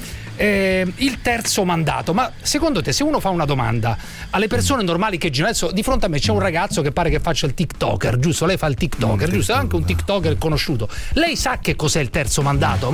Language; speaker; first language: Italian; native; Italian